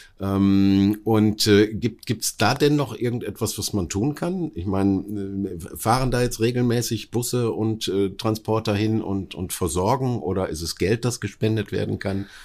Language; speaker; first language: German; native; German